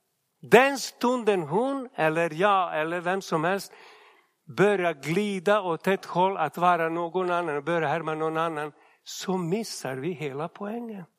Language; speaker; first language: Swedish; non-native, fluent; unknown